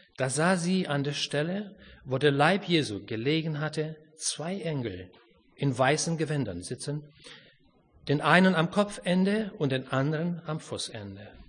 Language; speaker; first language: German; non-native, fluent; Romanian